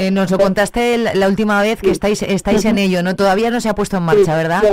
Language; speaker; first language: Spanish; native; Spanish